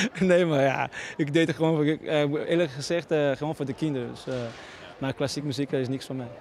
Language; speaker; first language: Dutch; non-native, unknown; Portuguese